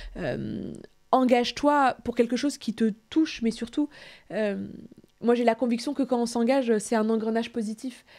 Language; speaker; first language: French; native; French